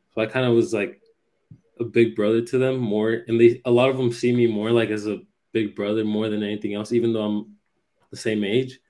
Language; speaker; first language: English; native; English